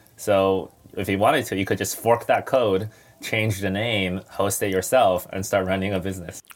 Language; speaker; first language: English; non-native, fluent; Chinese